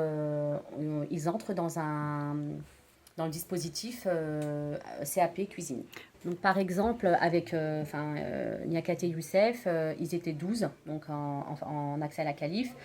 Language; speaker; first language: French; native; French